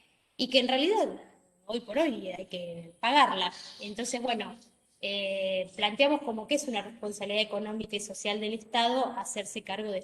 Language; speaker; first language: Spanish; native; Spanish